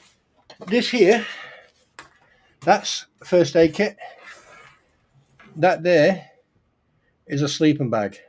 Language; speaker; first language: English; native; English